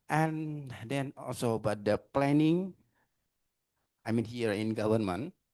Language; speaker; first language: English; non-native, learner; Indonesian